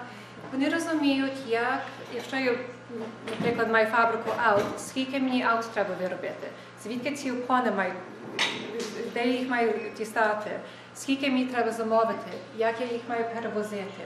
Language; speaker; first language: Ukrainian; early bilingual, heritage; Ukrainian